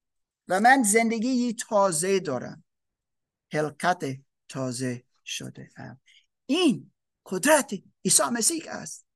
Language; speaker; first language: Persian; non-native, learner; English